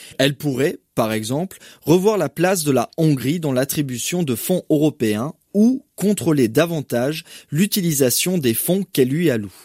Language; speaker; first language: French; native; French